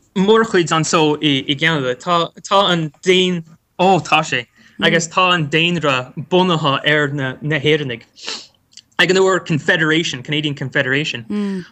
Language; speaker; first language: Irish; non-native, fluent; English